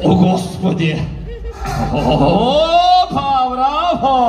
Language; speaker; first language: Russian; non-native, learner; Turkish